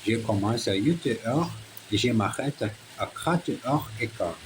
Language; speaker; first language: French; non-native, learner; Portuguese